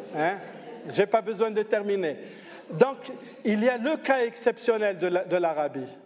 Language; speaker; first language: French; non-native, local second language; Arabic